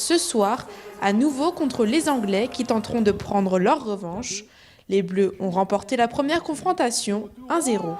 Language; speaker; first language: French; native; French